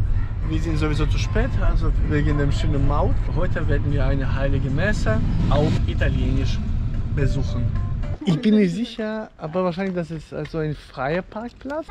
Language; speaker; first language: German; non-native, fluent; Ukrainian